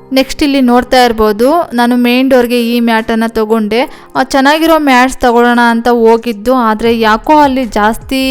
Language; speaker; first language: Kannada; non-native, local second language; Telugu